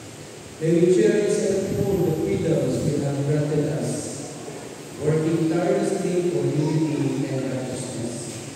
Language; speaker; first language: English; non-native, local second language; Filipino